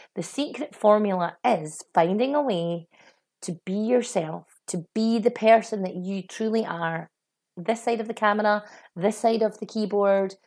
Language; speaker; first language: English; native; English